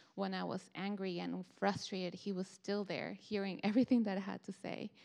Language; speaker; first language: English; non-native, fluent; Spanish